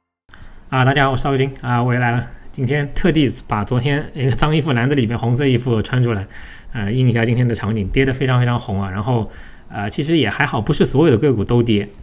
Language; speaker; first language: Chinese; native; Chinese